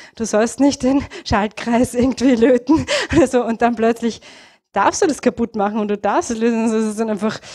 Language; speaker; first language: German; native; German